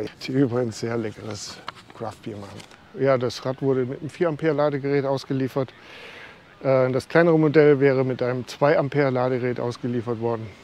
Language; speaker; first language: German; native; German